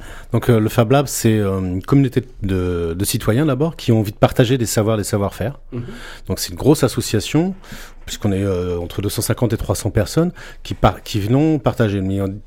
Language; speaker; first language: French; native; French